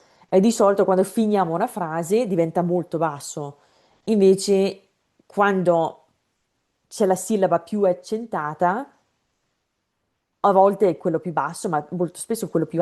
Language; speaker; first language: Italian; non-native, fluent; English